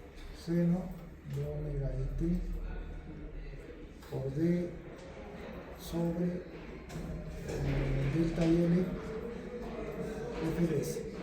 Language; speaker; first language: Spanish; native; Spanish